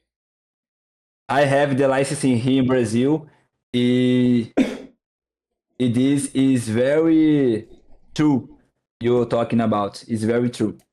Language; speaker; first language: English; non-native, learner; Portuguese